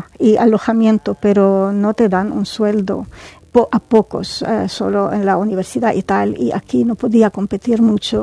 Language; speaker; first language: Spanish; non-native, fluent; Arabic